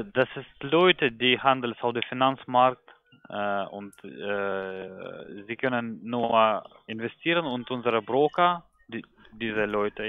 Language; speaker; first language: German; non-native, learner; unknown